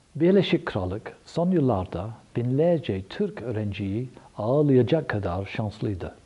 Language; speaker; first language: Turkish; non-native, fluent; English